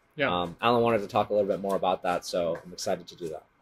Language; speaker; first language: English; native; English